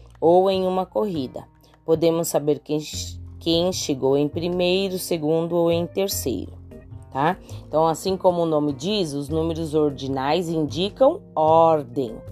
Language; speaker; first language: Portuguese; native; Portuguese